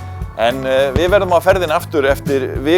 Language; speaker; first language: Icelandic; native; Icelandic